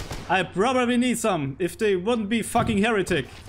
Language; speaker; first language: English; non-native, fluent; German